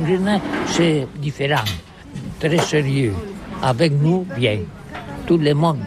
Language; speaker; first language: French; non-native, learner; Catalan